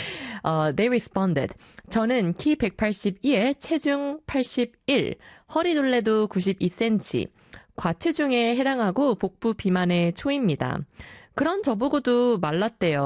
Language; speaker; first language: Korean; early bilingual, heritage; Korean